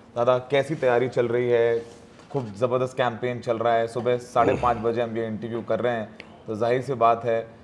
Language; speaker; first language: Hindi; native; Hindi